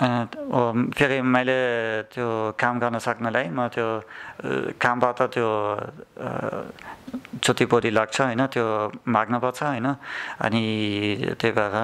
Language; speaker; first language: Nepali; non-native, learner; German